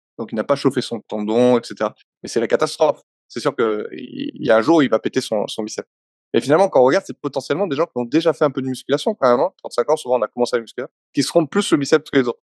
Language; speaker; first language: French; native; French